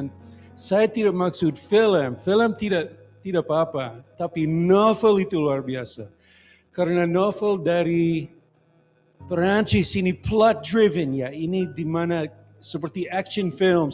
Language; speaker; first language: Indonesian; non-native, learner; English